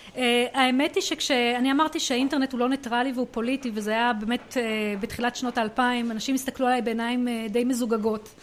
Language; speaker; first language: Hebrew; non-native, local second language; Arabic